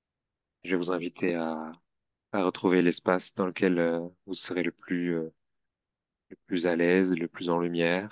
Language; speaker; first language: French; native; French